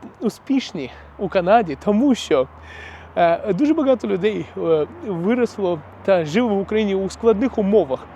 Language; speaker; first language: Ukrainian; non-native, local second language; Russian